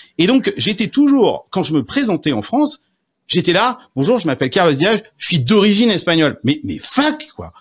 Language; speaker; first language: French; native; French